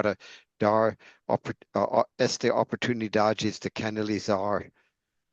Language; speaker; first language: Portuguese; non-native, learner; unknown